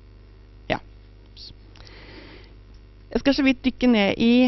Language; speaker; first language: Norwegian; native; Norwegian